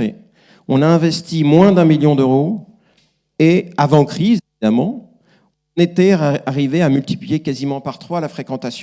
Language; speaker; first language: French; native; French